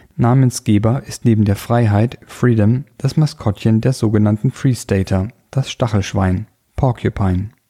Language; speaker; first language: German; native; German